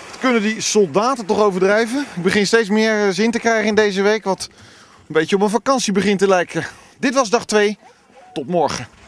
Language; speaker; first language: Dutch; native; Dutch